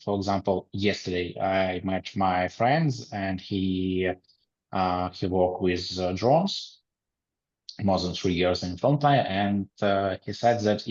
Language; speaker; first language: English; non-native, learner; Ukrainian